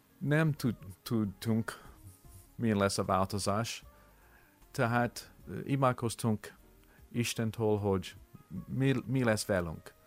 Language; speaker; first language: Hungarian; non-native, learner; English